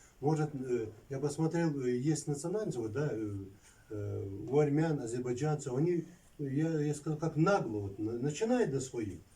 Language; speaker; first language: Russian; non-native, local second language; Lezghian